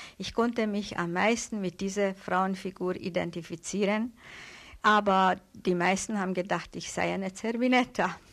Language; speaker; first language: German; non-native, fluent; Hungarian